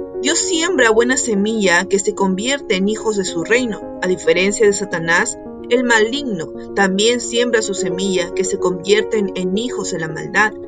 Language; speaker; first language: Spanish; native; Spanish